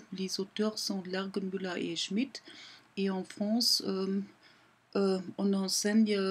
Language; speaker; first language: French; non-native, learner; German